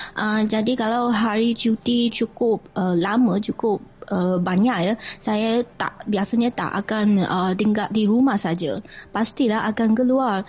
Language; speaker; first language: Malay; non-native, fluent; Chinese